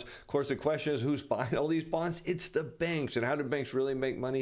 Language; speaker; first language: English; native; English